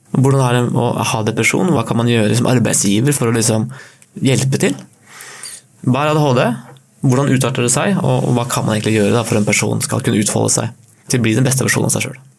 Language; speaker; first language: Norwegian; native; Norwegian